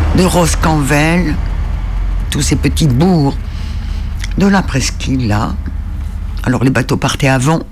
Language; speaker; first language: French; native; French